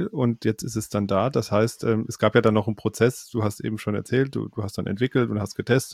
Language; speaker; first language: German; native; German